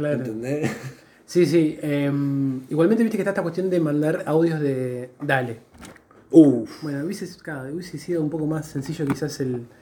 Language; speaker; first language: Spanish; native; Spanish